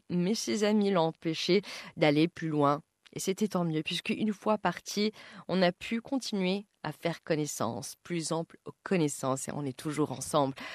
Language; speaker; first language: French; non-native, local second language; Arabic